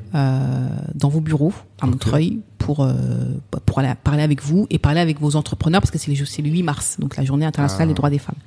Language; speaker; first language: French; native; French